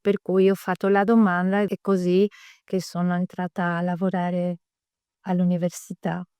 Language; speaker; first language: Italian; non-native, fluent; Spanish